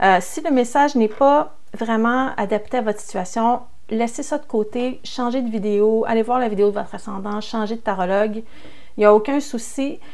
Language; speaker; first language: French; native; French